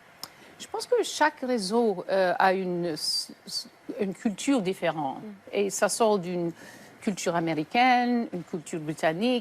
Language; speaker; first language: French; native; French